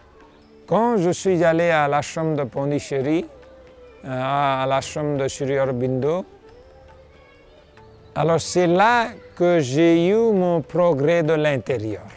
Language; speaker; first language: French; non-native, fluent; Nepali